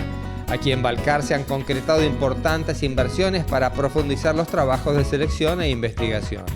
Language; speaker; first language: Spanish; native; Spanish